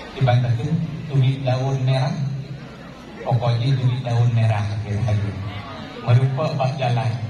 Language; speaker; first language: Indonesian; non-native, local second language; Achinese